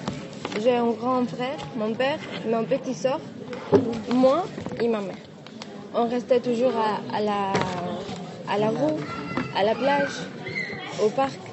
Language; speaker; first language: French; non-native, learner; Arabic